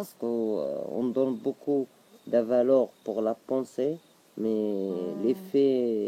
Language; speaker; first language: French; non-native, local second language; Arabic